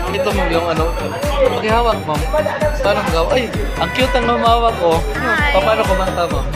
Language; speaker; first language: Filipino; non-native, local second language; Cebuano